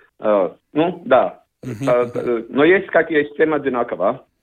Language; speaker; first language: Russian; non-native, learner; Latvian